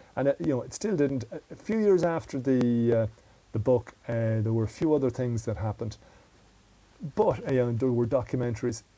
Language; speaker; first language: English; native; English